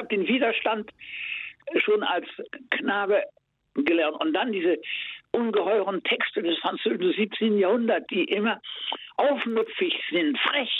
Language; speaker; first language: German; native; German